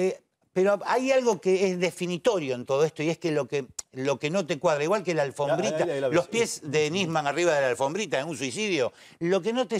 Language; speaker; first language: Spanish; native; Spanish